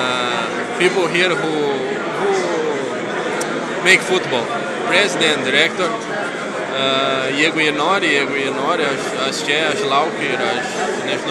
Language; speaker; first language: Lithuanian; non-native, learner; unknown